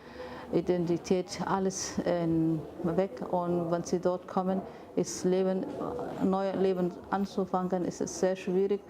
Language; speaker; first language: German; non-native, fluent; Somali